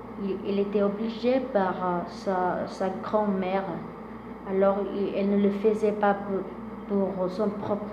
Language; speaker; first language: French; non-native, fluent; Spanish